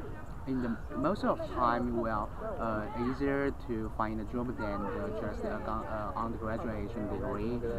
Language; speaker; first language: English; non-native, learner; Chinese